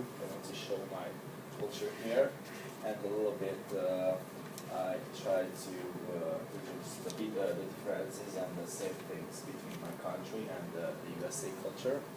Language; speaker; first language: English; non-native, learner; Hungarian